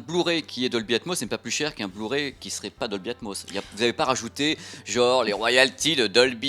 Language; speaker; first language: French; native; French